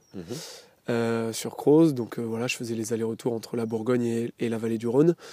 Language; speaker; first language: French; native; French